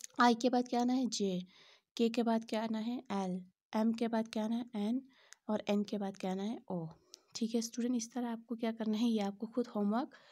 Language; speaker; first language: Hindi; non-native, local second language; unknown